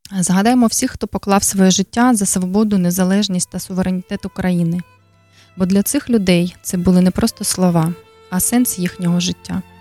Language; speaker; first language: Ukrainian; native; Ukrainian